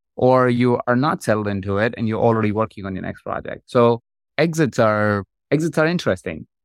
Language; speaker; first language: English; non-native, local second language; Hindi